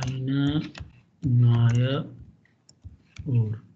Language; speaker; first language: German; non-native, fluent; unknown